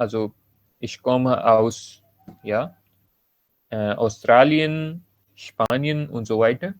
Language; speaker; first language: German; non-native, learner; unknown